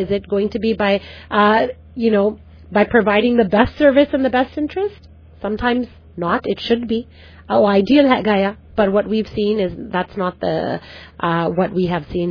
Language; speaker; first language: English; early bilingual, other home language; Punjabi